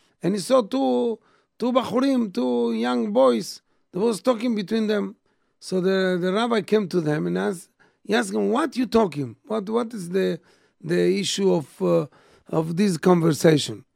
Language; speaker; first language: English; non-native, fluent; Hebrew